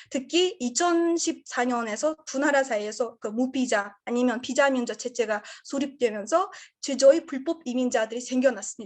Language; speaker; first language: Korean; non-native, learner; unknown